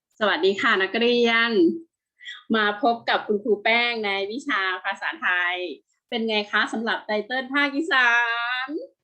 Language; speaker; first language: Thai; native; Thai